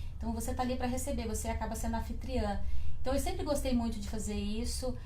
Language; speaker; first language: Portuguese; native; Portuguese